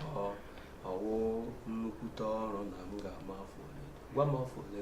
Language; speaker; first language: Igbo; native; Igbo